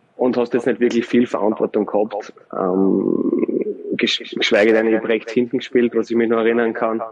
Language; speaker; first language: German; native; German